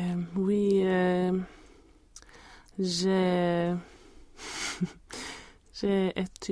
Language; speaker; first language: French; non-native, learner; Swedish